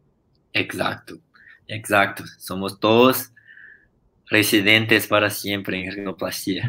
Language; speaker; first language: Spanish; non-native, fluent; Portuguese